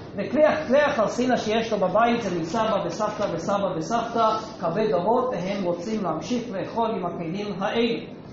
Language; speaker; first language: Hebrew; non-native, fluent; English